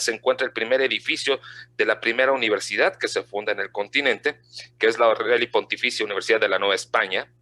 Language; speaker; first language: Spanish; native; Spanish